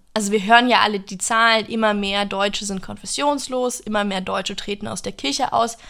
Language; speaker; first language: German; non-native, fluent; English